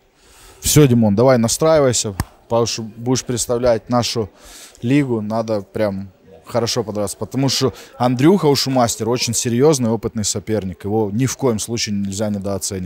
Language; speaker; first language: Russian; native; Russian